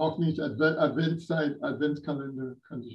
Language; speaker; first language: German; non-native, fluent; English